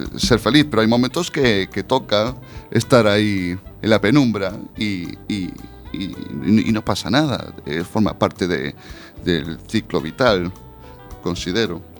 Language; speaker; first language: Spanish; native; Spanish